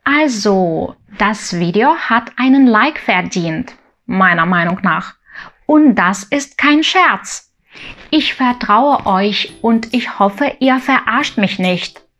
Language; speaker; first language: German; non-native, fluent; Russian